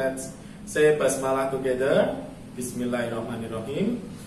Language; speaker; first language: English; non-native, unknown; Indonesian